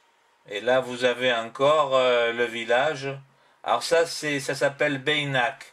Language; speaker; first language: French; native; French